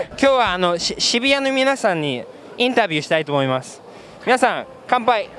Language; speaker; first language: Japanese; early bilingual, heritage; English